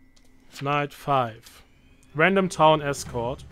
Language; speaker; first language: English; non-native, fluent; German